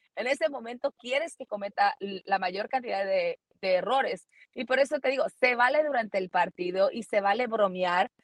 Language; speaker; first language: Spanish; early bilingual, heritage; Spanish